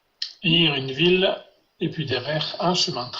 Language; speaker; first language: French; non-native, fluent; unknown